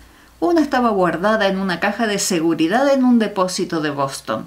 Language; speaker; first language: Spanish; native; Spanish